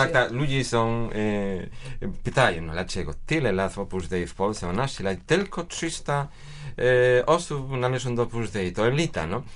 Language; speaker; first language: Polish; non-native, fluent; Spanish